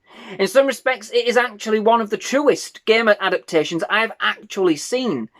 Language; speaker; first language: English; native; English